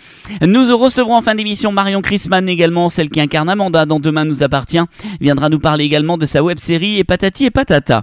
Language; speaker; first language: French; native; French